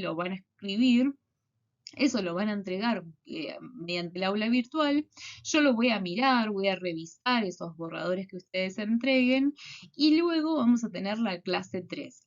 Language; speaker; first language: Spanish; native; Spanish